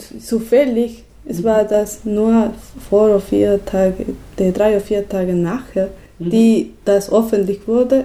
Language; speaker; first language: German; non-native, learner; Spanish